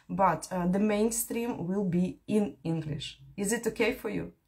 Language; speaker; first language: English; non-native, fluent; Ukrainian